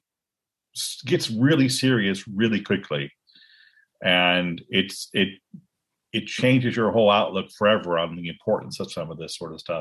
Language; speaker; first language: English; native; English